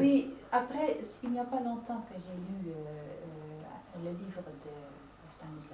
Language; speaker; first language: French; non-native, fluent; Dutch